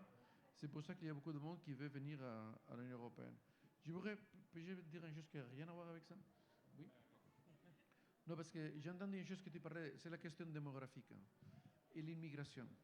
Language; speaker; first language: French; non-native, fluent; Spanish